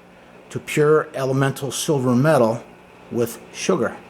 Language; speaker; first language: English; native; English